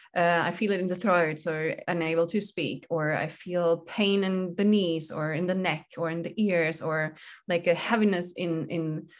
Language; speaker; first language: English; non-native, fluent; German